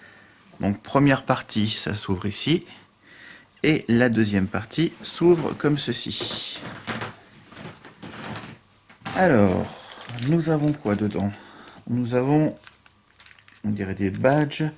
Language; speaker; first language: French; native; French